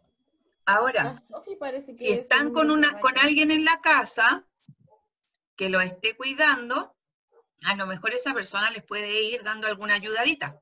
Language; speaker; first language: Spanish; native; Spanish